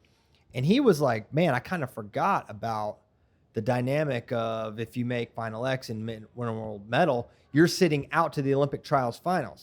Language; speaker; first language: English; native; English